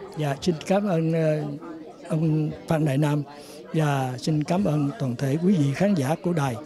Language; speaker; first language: Vietnamese; native; Vietnamese